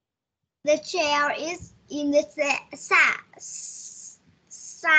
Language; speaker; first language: English; non-native, learner; Vietnamese